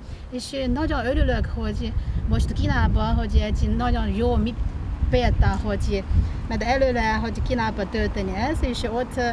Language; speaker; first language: Hungarian; non-native, learner; Chinese